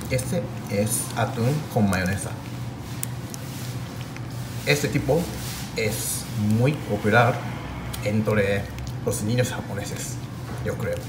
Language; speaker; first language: Spanish; non-native, learner; Japanese